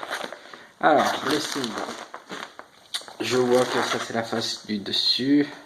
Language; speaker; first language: French; native; French